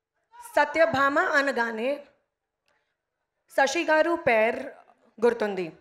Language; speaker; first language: Telugu; non-native, learner; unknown